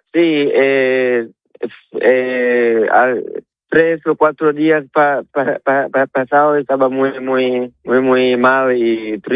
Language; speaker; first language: Spanish; non-native, learner; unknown